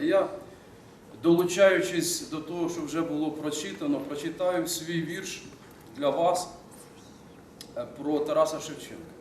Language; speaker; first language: Ukrainian; native; Ukrainian